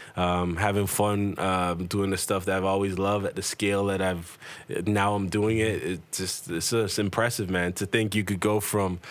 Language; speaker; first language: English; native; English